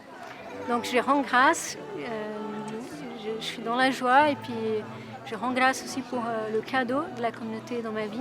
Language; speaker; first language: French; non-native, fluent; Portuguese